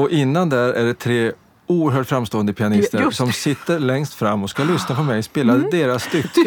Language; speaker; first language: Swedish; native; Swedish